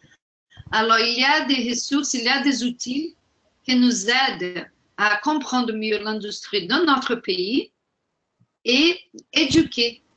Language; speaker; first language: French; non-native, fluent; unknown